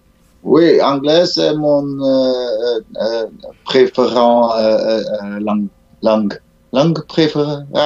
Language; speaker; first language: French; non-native, learner; Dutch